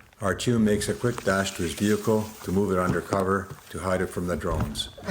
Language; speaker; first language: English; native; English